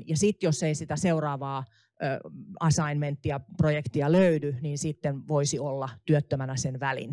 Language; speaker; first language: Finnish; native; Finnish